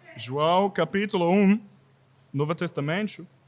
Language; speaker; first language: Portuguese; non-native, learner; English